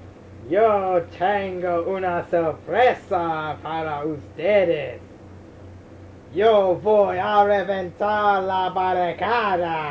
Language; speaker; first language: Spanish; non-native, learner; English